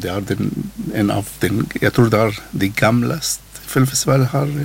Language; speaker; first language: Swedish; non-native, learner; Arabic